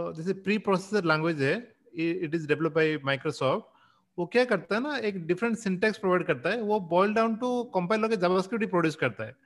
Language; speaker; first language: Hindi; non-native, local second language; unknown